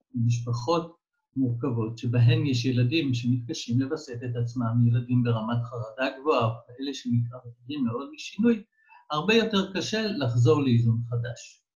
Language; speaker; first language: Hebrew; native; Hebrew